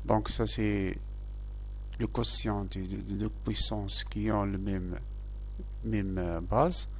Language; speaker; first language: French; non-native, local second language; Arabic